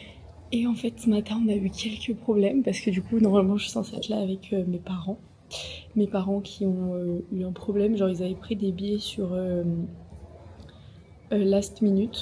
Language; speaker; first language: French; native; French